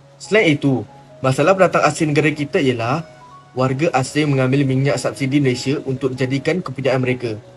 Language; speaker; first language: Malay; native; Malay